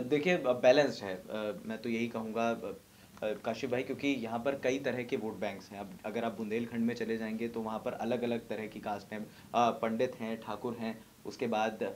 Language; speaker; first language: Hindi; native; Hindi